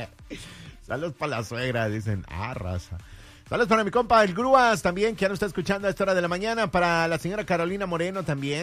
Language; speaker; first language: Spanish; native; Spanish